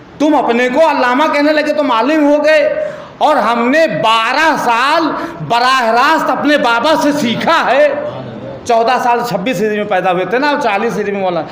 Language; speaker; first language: Urdu; native; Urdu